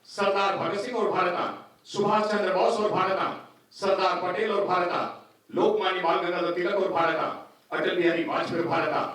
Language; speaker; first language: Hindi; non-native, local second language; Kannada